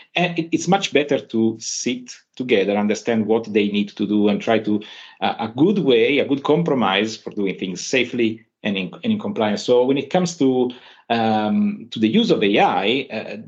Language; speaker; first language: English; non-native, fluent; Italian